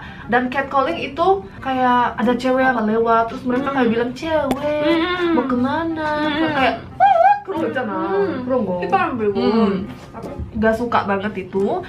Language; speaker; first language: Indonesian; early bilingual, heritage; Korean